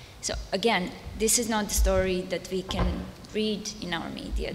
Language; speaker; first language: English; non-native, fluent; Serbian